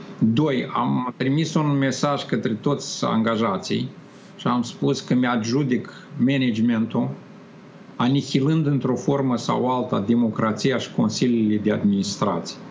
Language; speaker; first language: Romanian; native; Romanian